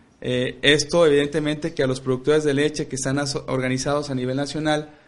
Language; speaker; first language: Spanish; native; Spanish